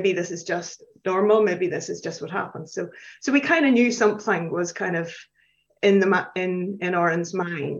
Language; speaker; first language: English; native; English